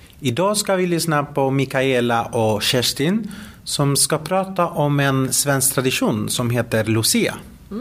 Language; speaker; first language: Swedish; non-native, fluent; Spanish